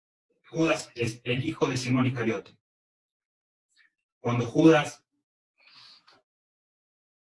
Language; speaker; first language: Spanish; early bilingual, other home language; Korean